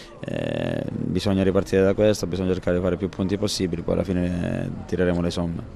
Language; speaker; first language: Italian; native; Italian